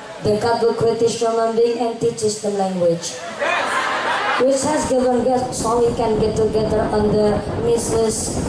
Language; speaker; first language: English; non-native, learner; Javanese